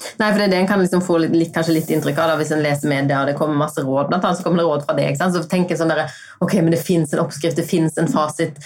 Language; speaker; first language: Norwegian; native; Norwegian